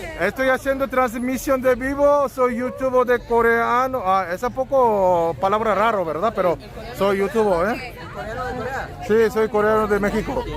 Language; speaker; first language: Spanish; non-native, fluent; Korean